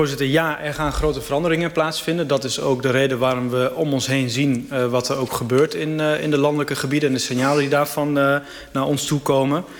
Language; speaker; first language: Dutch; native; Dutch